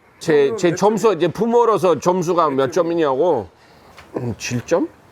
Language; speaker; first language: Korean; non-native, fluent; English